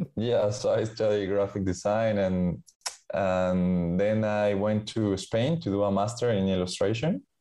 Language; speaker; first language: English; non-native, fluent; Spanish